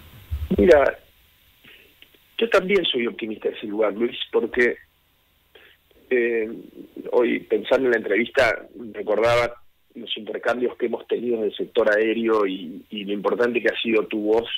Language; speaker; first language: Spanish; native; Spanish